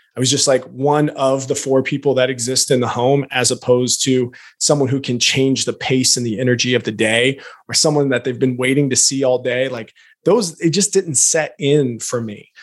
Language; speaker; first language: English; native; English